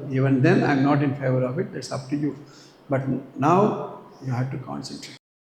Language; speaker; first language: English; non-native, local second language; Tamil